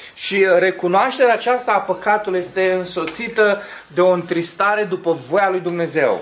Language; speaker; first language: Romanian; native; Romanian